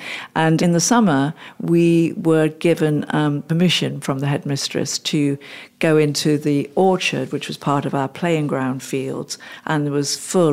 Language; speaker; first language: English; native; English